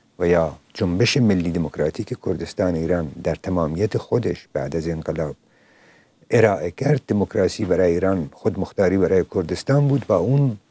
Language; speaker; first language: Persian; non-native, local second language; Central Kurdish